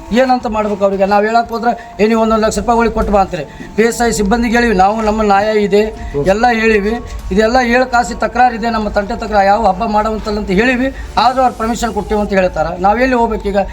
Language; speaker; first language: Kannada; non-native, local second language; Lambadi